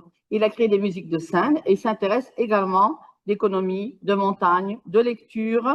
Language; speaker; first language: French; non-native, fluent; Italian